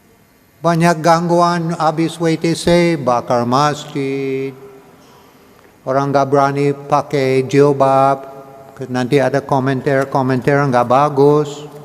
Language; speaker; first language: Indonesian; non-native, learner; English